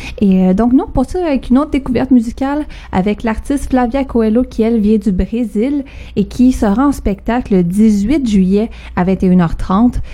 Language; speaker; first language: French; native; French